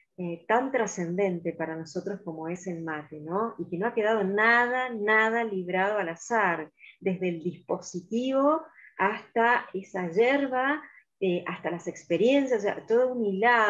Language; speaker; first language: Spanish; native; Spanish